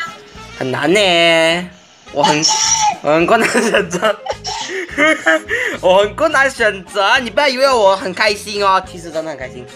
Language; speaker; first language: Chinese; native; Chinese